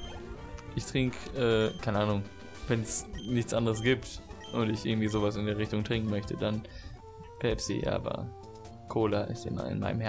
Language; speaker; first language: German; native; German